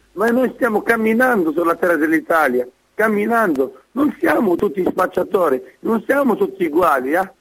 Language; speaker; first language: Italian; non-native, fluent; Arabic